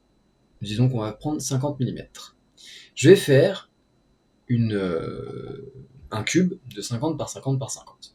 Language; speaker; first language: French; native; French